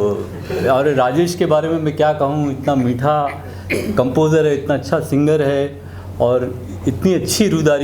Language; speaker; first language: Hindi; native; Hindi